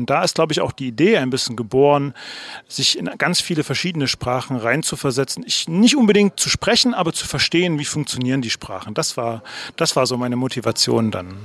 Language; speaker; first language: German; native; German